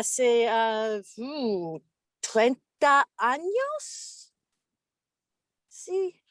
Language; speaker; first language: Spanish; non-native, learner; English